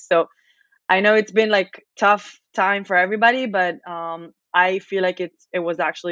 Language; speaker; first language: English; non-native, fluent; Hebrew